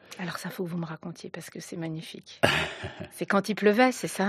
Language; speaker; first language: French; native; French